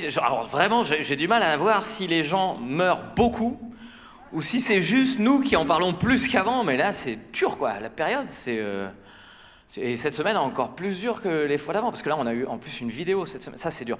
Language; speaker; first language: French; native; French